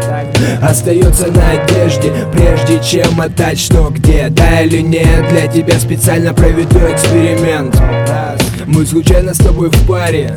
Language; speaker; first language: Russian; native; Russian